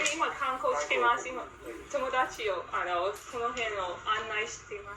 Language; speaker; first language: Japanese; non-native, learner; English